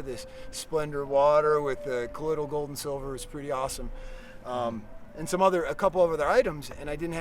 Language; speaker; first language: English; native; English